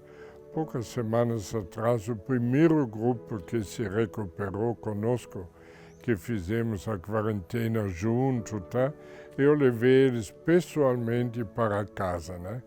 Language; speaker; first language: Portuguese; non-native, fluent; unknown